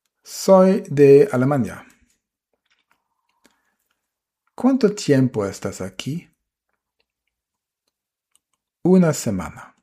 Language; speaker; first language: Spanish; non-native, fluent; German